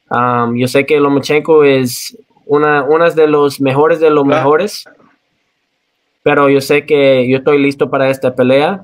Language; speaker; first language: Spanish; early bilingual, heritage; Spanish